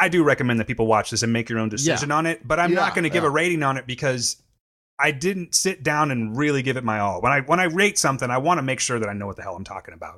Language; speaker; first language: English; native; English